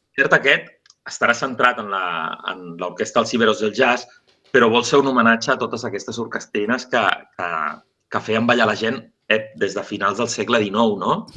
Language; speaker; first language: Catalan; native; Catalan